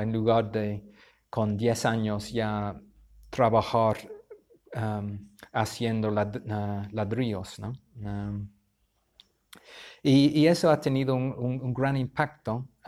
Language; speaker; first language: Spanish; non-native, fluent; English